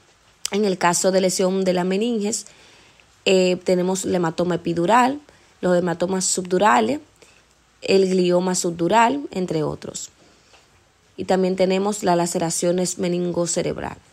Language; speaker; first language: Spanish; native; Spanish